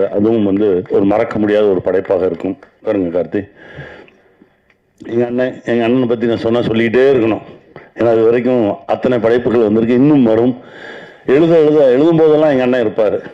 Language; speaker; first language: Tamil; native; Tamil